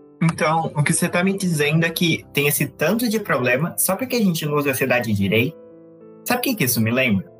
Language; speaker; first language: Portuguese; native; Portuguese